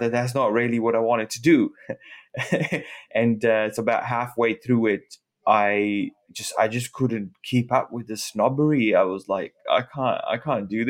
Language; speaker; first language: English; non-native, local second language; Urdu